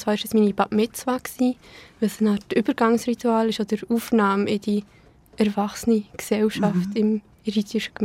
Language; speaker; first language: German; early bilingual, other home language; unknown